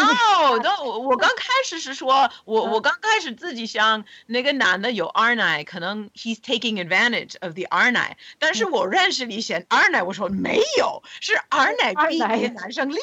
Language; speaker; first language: Chinese; non-native, fluent; English